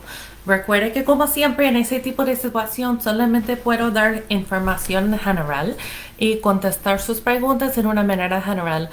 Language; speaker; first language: Spanish; non-native, fluent; English